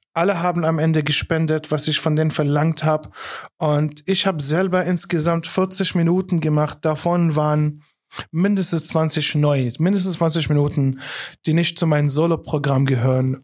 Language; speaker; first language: German; non-native, fluent; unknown